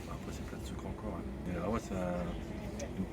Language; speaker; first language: French; native; French